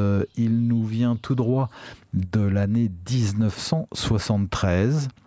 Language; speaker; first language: French; native; French